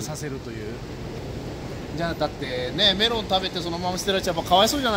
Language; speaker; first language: Japanese; native; Japanese